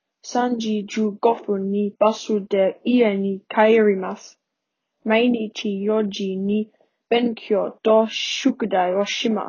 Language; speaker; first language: Japanese; non-native, learner; English